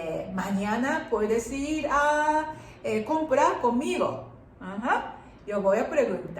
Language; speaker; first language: Spanish; non-native, fluent; Japanese